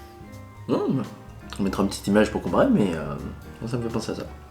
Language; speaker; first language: French; native; French